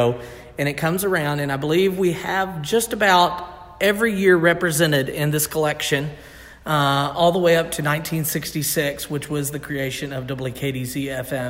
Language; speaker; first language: English; native; English